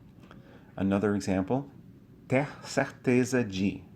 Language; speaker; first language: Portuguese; non-native, fluent; English